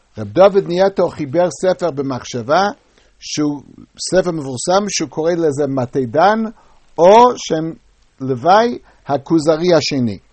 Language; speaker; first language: Hebrew; non-native, fluent; English